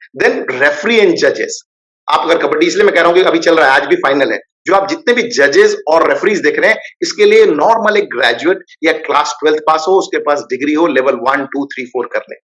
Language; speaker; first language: Hindi; native; Hindi